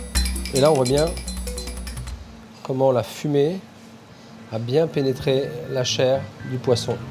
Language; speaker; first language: French; native; French